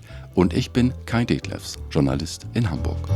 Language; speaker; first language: German; native; German